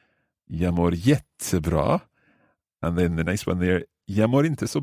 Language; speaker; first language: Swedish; non-native, learner; English